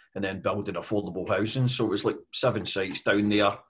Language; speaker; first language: English; native; English